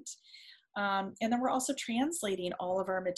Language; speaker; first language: English; native; English